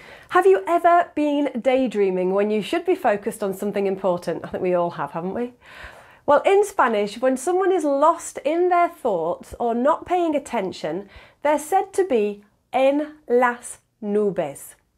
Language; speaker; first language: English; native; English